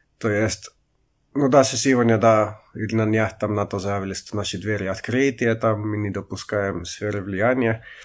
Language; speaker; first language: Russian; non-native, fluent; Finnish